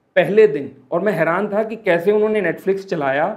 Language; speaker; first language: Hindi; native; Hindi